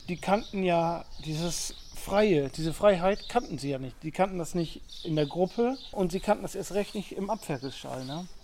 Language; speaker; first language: German; native; German